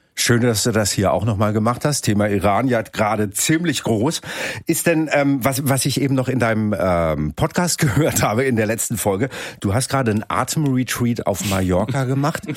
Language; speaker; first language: German; native; German